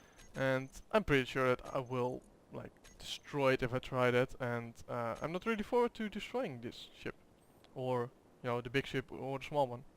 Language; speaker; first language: English; non-native, fluent; Dutch